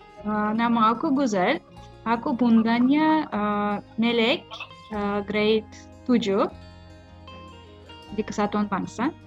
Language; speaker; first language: Indonesian; non-native, fluent; Russian